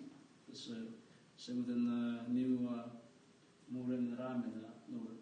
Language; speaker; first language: Dutch; non-native, fluent; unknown